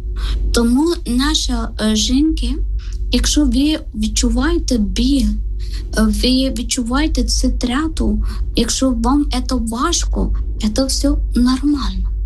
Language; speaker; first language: Ukrainian; non-native, learner; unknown